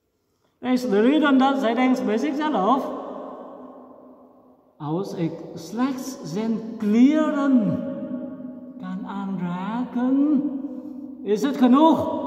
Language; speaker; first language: Dutch; non-native, fluent; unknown